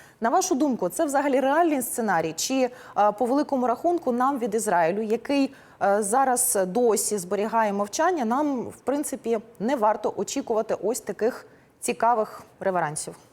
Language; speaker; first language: Ukrainian; native; Ukrainian